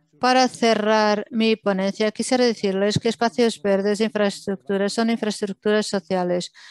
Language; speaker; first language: Spanish; non-native, fluent; Italian